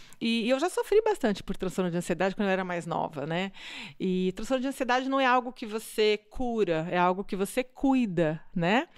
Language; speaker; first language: Portuguese; native; Portuguese